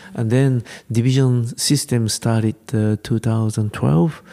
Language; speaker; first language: English; non-native, learner; Japanese